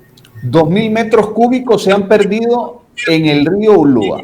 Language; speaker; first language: Spanish; native; Spanish